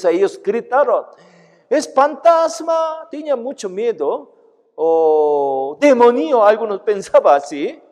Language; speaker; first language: Spanish; non-native, fluent; Korean